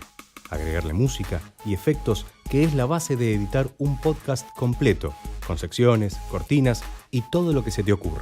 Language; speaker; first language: Spanish; native; Spanish